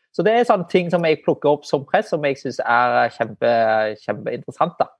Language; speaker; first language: Norwegian; non-native, fluent; Vietnamese